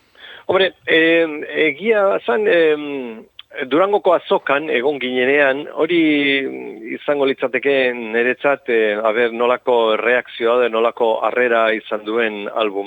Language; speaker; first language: Basque; non-native, local second language; Spanish